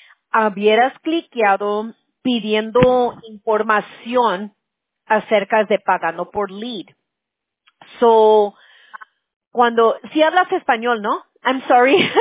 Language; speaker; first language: Spanish; early bilingual, heritage; Spanish